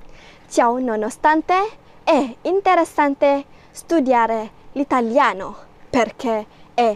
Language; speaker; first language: Italian; non-native, learner; Malay